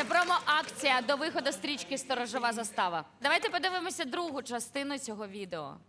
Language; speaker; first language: Ukrainian; native; Ukrainian